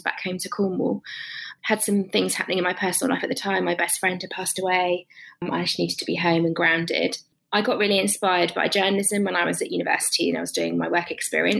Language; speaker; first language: English; native; English